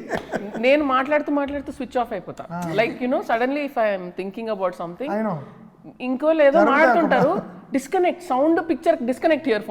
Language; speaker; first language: Telugu; native; Telugu